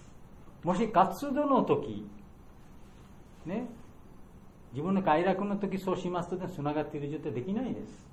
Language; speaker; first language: Japanese; non-native, learner; Bangla